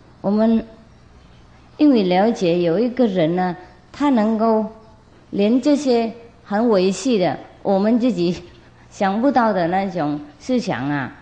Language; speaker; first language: Chinese; non-native, fluent; Vietnamese